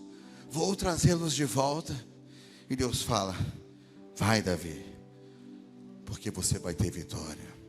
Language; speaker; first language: Portuguese; native; Portuguese